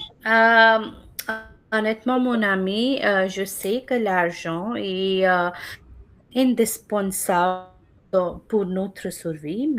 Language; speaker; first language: French; non-native, fluent; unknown